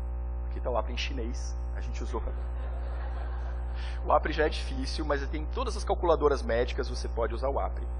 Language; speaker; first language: Portuguese; native; Portuguese